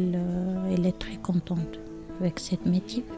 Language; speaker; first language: French; non-native, learner; Albanian